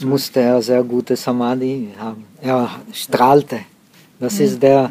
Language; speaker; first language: German; non-native, fluent; Czech